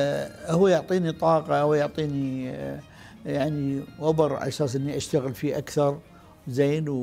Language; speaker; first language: Arabic; native; Arabic